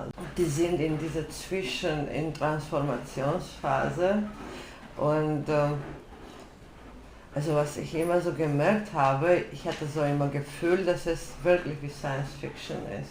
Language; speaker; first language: German; non-native, fluent; Georgian